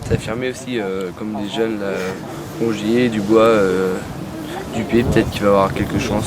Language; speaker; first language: French; native; French